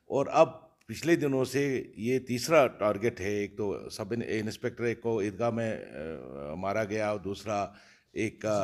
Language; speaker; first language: Urdu; non-native, local second language; Kashmiri